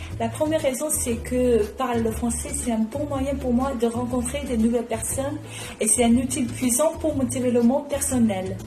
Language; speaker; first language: French; non-native, fluent; Chinese